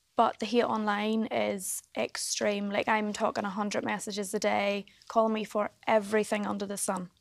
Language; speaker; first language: English; native; English